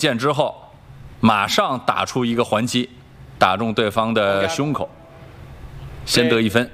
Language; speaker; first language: Chinese; native; Chinese